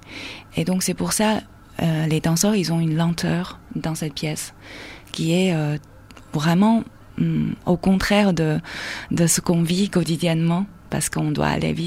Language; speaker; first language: French; non-native, fluent; Chinese